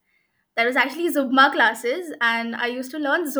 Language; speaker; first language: English; non-native, local second language; Hindi